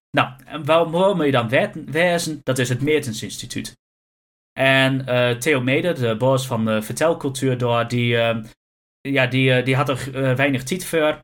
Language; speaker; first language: Dutch; native; Dutch